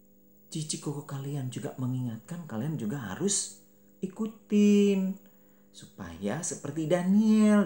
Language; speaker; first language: Malay; native; Malay